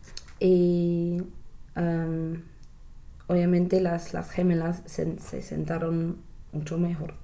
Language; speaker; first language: Spanish; non-native, learner; English